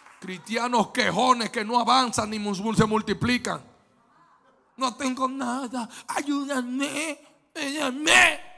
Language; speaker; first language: Spanish; native; Spanish